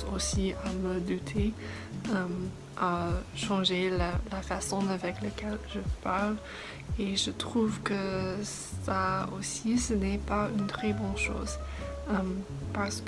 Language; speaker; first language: French; non-native, fluent; English